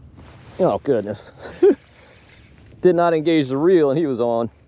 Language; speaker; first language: English; native; English